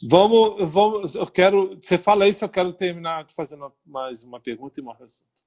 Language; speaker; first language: Portuguese; native; Portuguese